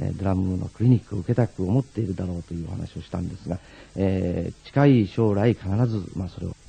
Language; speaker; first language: Japanese; native; Japanese